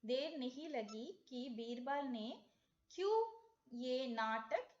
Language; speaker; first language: Hindi; non-native, local second language; Tamil